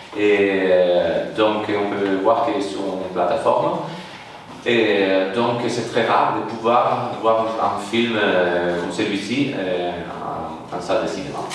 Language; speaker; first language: French; non-native, fluent; Spanish